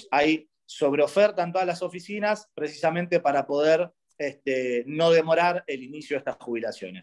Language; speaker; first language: Spanish; native; Spanish